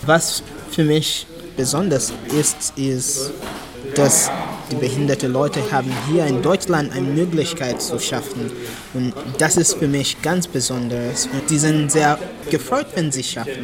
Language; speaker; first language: German; non-native, learner; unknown